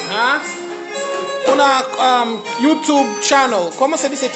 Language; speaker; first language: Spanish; non-native, learner; Haitian Creole